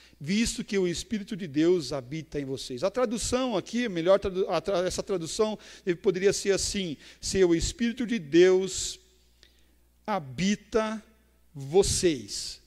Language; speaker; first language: Portuguese; native; Portuguese